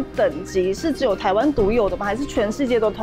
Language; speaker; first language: Chinese; native; Chinese